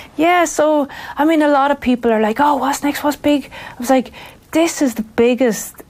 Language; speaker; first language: English; native; English